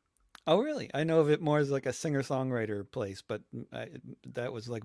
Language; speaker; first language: English; native; English